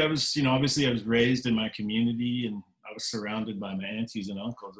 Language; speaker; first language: English; native; English